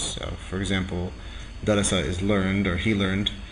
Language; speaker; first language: English; native; English